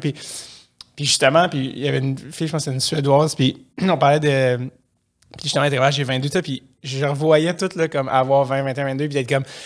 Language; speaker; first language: French; native; French